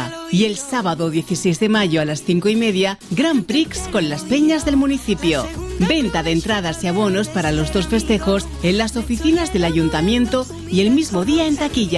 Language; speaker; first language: Spanish; native; Spanish